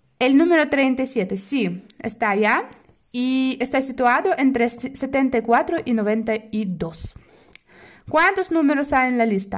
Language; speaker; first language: Spanish; non-native, fluent; Russian